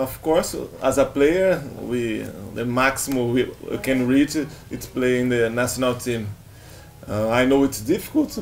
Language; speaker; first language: English; non-native, learner; Portuguese